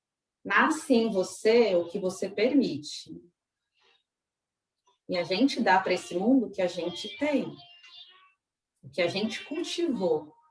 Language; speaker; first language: Portuguese; native; Portuguese